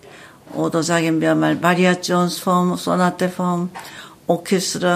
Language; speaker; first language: German; non-native, learner; Korean